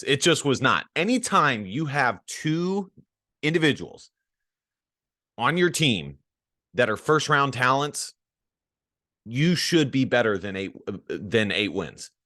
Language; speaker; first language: English; native; English